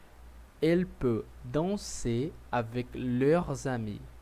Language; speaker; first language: French; non-native, learner; Portuguese